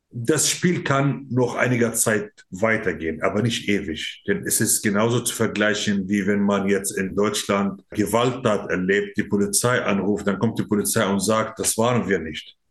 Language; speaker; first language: German; non-native, fluent; Arabic